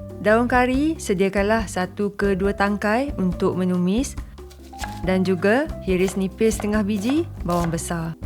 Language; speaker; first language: Malay; native; Malay